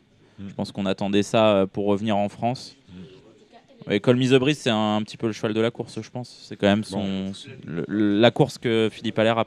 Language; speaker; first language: French; native; French